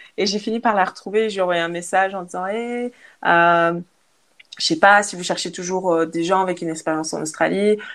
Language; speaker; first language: French; native; French